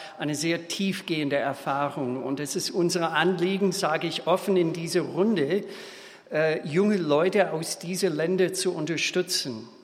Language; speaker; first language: German; non-native, fluent; English